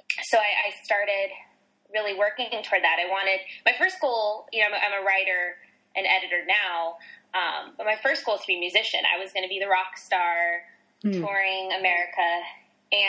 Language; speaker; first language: English; native; English